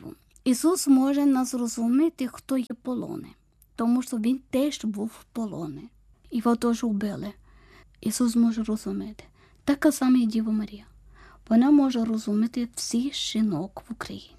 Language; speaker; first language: Ukrainian; non-native, learner; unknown